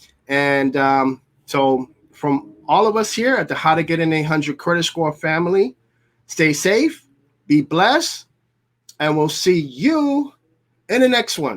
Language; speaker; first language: English; native; English